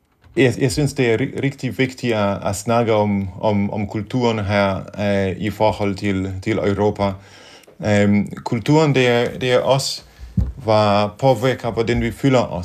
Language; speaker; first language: Danish; non-native, fluent; Polish